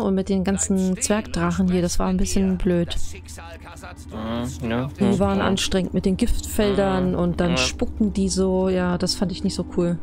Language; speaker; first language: German; native; German